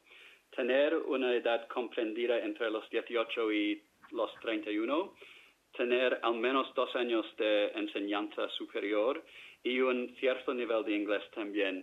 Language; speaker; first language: Spanish; non-native, fluent; English